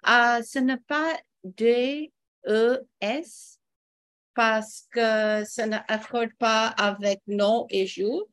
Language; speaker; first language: French; non-native, learner; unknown